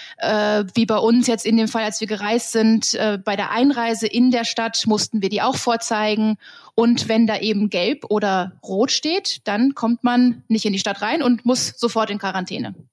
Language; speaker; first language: German; native; German